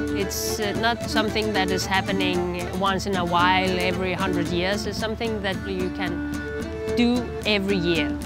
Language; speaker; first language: English; non-native, fluent; Greek